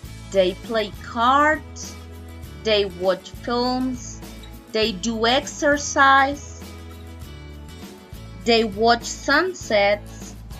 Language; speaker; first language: English; non-native, fluent; Spanish